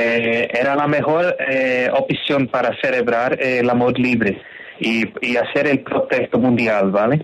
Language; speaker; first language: Spanish; non-native, learner; Portuguese